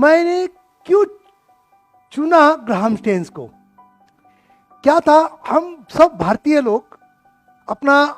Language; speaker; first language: Hindi; non-native, local second language; Marathi